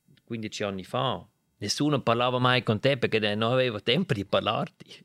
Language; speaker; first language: Italian; non-native, local second language; German